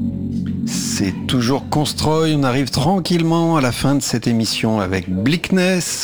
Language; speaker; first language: French; native; French